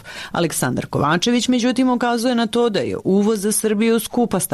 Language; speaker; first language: Serbian; native; Serbian